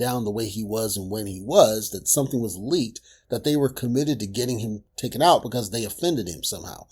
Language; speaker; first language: English; native; English